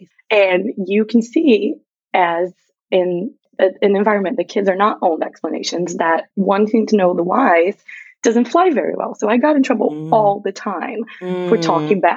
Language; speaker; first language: English; non-native, fluent; Portuguese